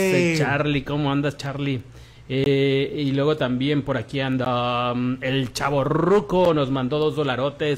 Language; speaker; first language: Spanish; native; Spanish